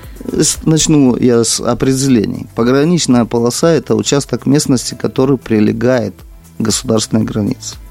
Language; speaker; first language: Russian; native; Russian